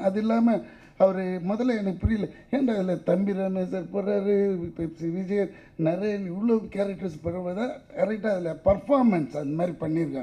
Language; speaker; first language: Tamil; native; Tamil